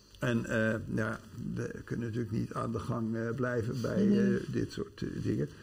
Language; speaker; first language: Dutch; native; Dutch